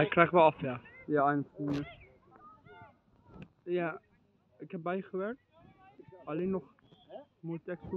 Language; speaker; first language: Dutch; early bilingual, other home language; Turkish